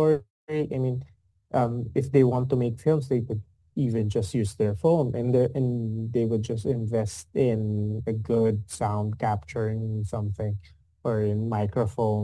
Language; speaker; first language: English; non-native, local second language; Filipino